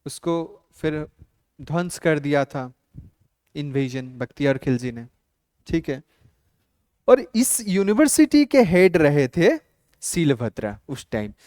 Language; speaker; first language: Hindi; non-native, local second language; Assamese